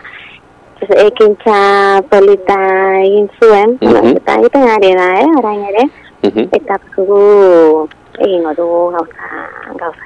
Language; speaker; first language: Basque; non-native, local second language; Spanish